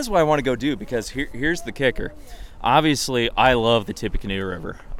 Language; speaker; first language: English; native; English